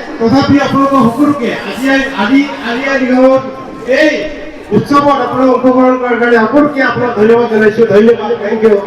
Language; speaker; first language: Assamese; non-native, local second language; Mising